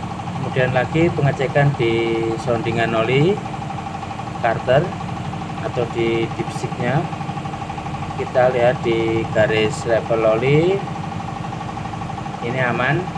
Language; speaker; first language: Indonesian; non-native, local second language; Javanese